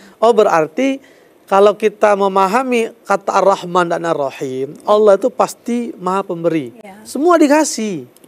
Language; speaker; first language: Indonesian; native; Indonesian